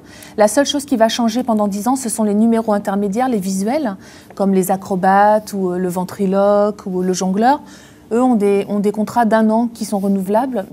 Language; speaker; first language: French; native; French